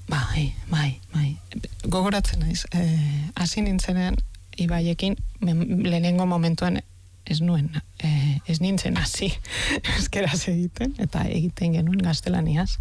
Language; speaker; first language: Basque; non-native, fluent; Catalan